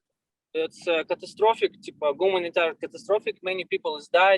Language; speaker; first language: English; non-native, learner; Russian